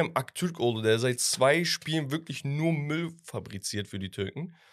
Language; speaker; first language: German; early bilingual, other home language; Turkish